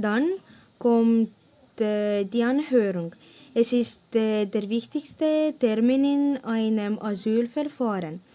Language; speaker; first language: German; non-native, learner; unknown